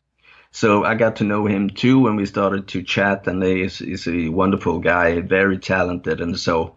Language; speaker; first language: English; non-native, fluent; Danish